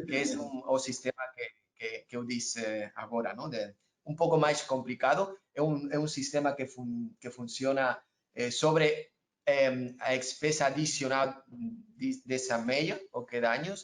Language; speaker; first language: Portuguese; non-native, learner; Spanish